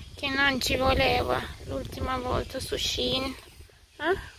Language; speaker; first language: Italian; non-native, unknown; Turkish